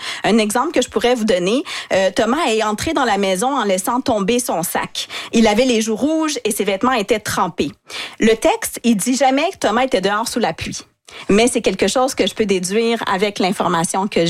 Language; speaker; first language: French; native; French